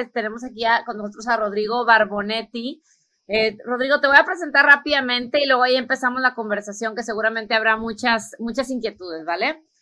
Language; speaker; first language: Spanish; native; Spanish